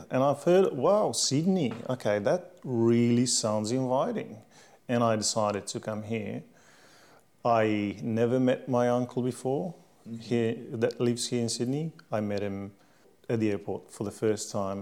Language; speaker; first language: English; non-native, fluent; Slovenian